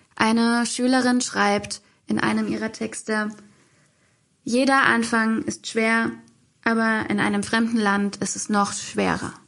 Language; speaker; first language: German; native; German